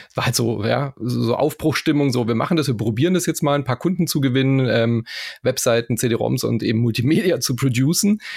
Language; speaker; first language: German; native; German